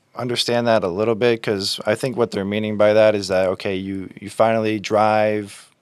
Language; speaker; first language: English; native; English